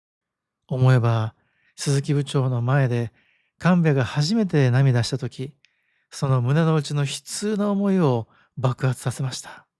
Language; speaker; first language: Japanese; native; Japanese